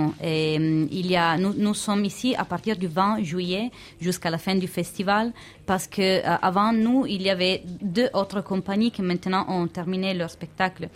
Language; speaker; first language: French; non-native, fluent; Italian